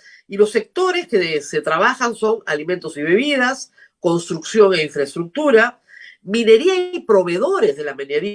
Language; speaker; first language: Spanish; native; Spanish